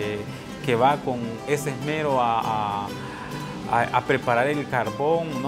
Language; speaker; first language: Spanish; native; Spanish